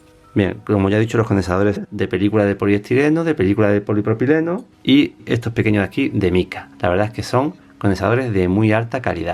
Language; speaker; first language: Spanish; native; Spanish